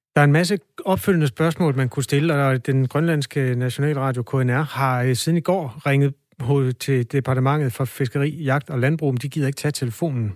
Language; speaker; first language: Danish; native; Danish